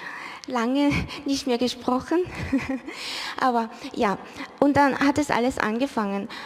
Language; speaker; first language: German; early bilingual, other home language; Korean